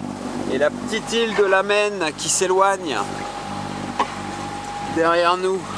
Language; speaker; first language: French; native; French